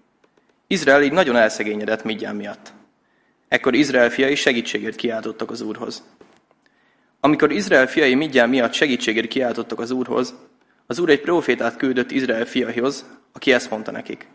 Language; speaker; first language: Hungarian; native; Hungarian